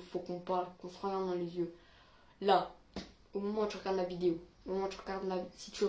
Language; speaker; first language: French; native; French